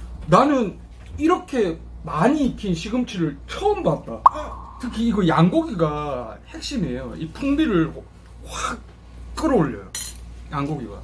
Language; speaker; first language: Korean; native; Korean